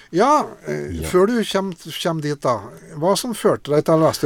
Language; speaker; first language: Norwegian; native; Norwegian